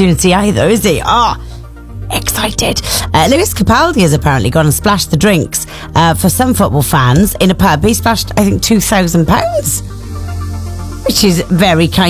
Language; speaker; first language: English; native; English